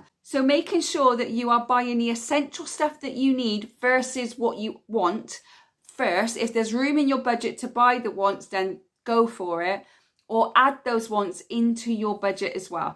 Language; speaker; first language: English; native; English